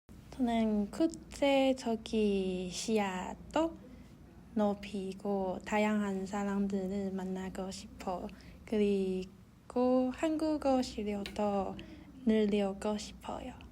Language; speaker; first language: Korean; non-native, learner; Chinese